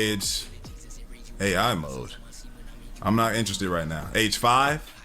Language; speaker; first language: English; native; English